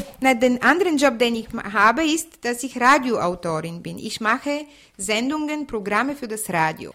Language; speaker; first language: German; non-native, fluent; Bulgarian